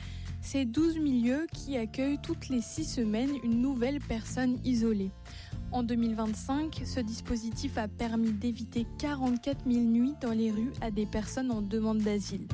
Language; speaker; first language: French; native; French